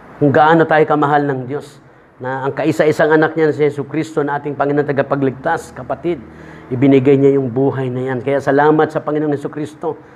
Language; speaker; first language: Filipino; native; Filipino